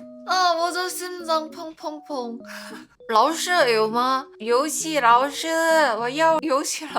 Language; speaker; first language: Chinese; non-native, learner; Korean